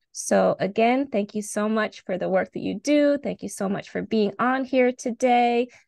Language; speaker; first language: English; native; English